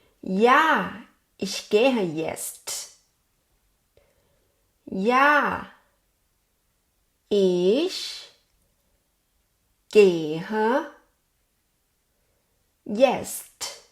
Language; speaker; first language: German; non-native, fluent; Thai